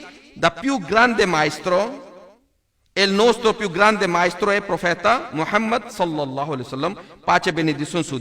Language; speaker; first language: Italian; non-native, learner; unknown